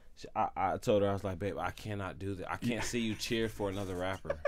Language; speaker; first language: English; native; English